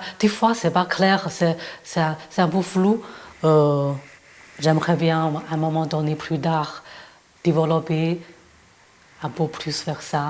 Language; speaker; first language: French; non-native, fluent; Chinese